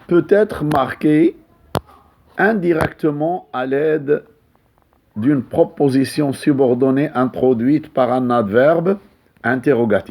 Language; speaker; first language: French; non-native, local second language; Arabic